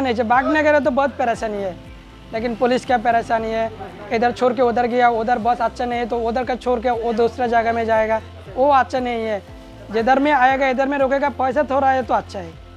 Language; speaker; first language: Hindi; non-native, learner; Bangla